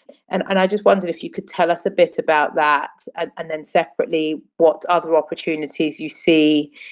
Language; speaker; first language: English; non-native, local second language; Akan